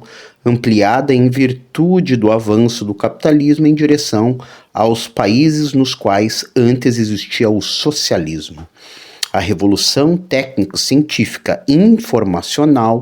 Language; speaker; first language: Portuguese; native; Portuguese